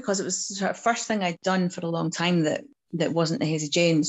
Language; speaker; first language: English; native; English